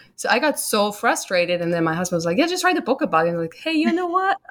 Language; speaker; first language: English; non-native, fluent; German